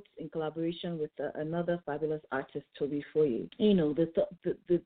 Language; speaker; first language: English; non-native, local second language; Yoruba